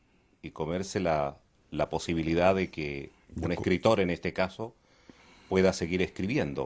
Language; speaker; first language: Spanish; native; Spanish